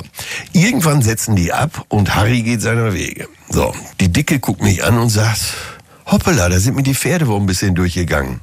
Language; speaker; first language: German; native; German